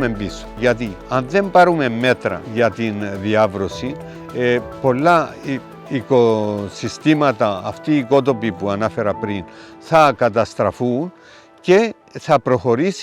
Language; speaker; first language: Greek; native; Greek